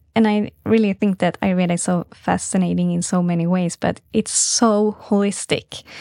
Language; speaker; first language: English; non-native, fluent; Swedish